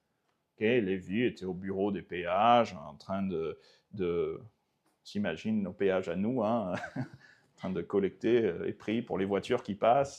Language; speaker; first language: French; native; French